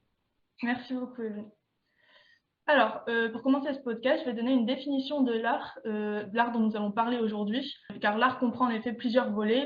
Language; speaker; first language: French; native; French